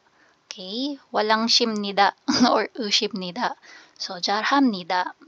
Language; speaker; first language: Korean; non-native, fluent; Filipino